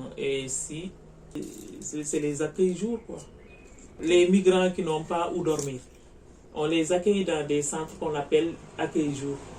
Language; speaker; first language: French; non-native, local second language; Wolof